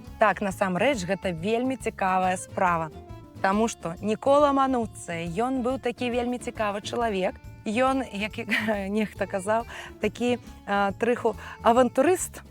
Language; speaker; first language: Belarusian; native; Belarusian